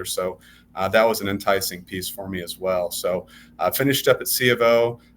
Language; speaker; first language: English; native; English